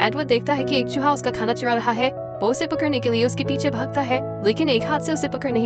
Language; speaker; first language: Hindi; native; Hindi